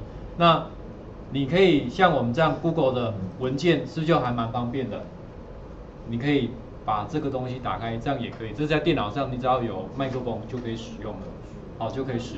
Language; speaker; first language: Chinese; native; Chinese